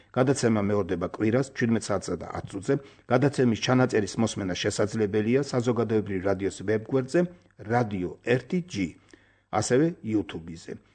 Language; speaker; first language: Georgian; native; Georgian